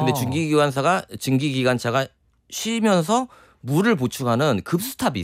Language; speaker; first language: Korean; native; Korean